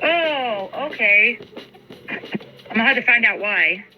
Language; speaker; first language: English; native; English